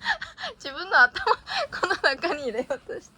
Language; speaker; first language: Japanese; non-native, fluent; Korean